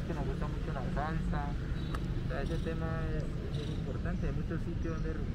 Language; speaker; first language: Spanish; native; Spanish